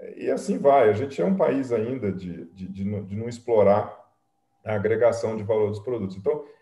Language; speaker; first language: Portuguese; native; Portuguese